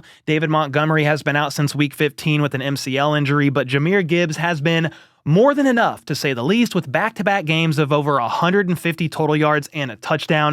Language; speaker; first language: English; native; English